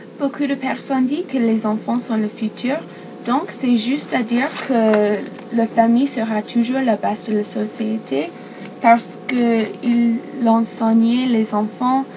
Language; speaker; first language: French; non-native, learner; English